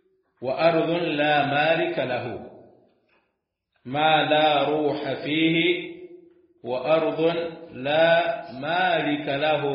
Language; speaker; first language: Arabic; non-native, fluent; Swahili